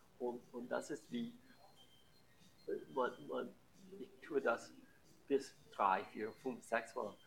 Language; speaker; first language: German; non-native, fluent; English